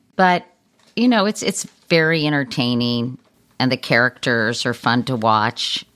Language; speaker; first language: English; native; English